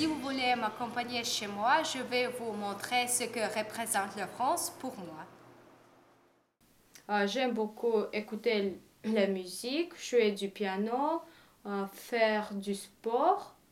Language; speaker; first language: French; non-native, fluent; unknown